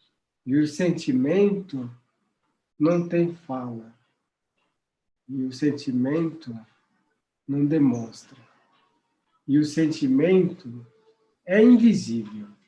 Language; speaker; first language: Portuguese; non-native, local second language; Guarani